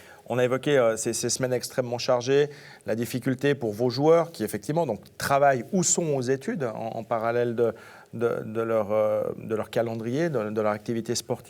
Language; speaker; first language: French; native; French